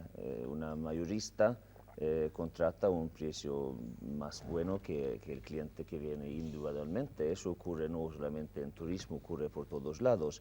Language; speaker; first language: Spanish; non-native, fluent; Swedish